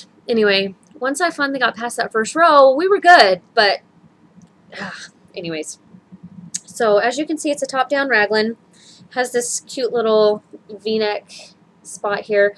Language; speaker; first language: English; native; English